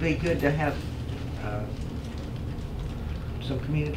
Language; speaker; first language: English; native; English